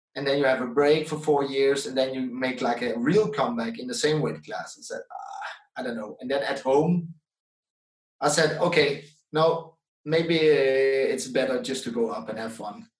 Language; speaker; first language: English; non-native, fluent; Dutch